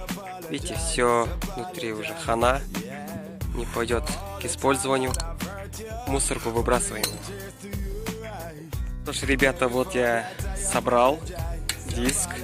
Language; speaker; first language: Russian; non-native, local second language; Kazakh